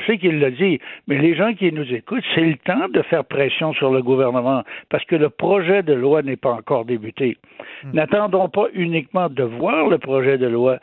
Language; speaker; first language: French; native; French